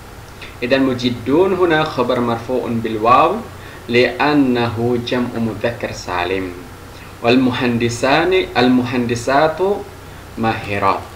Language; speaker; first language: Arabic; non-native, fluent; Indonesian